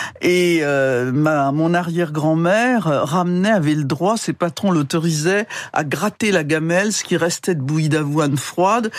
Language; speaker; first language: French; native; French